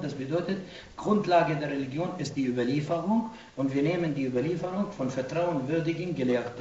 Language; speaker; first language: German; non-native, fluent; Arabic